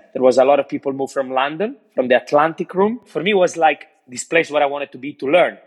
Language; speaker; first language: English; non-native, fluent; Italian